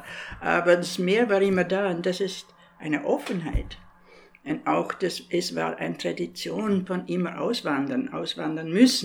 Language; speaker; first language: German; non-native, fluent; English